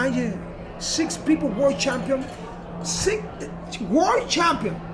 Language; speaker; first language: English; non-native, learner; Spanish